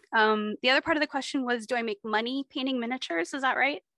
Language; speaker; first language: English; native; English